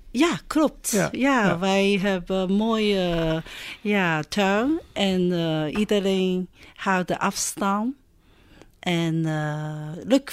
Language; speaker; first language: Dutch; non-native, learner; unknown